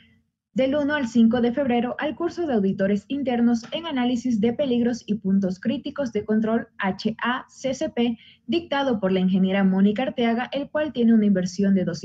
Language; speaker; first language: Spanish; native; Spanish